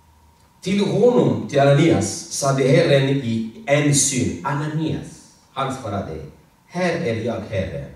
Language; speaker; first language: Swedish; non-native, fluent; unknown